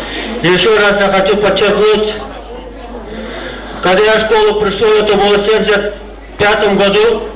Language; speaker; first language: Russian; non-native, local second language; Kara-Kalpak